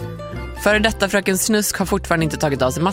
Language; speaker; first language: Swedish; native; Swedish